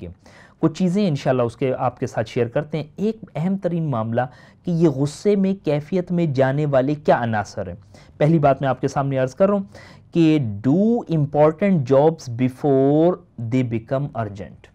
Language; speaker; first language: Urdu; native; Urdu